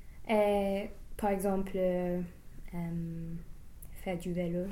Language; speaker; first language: French; non-native, learner; English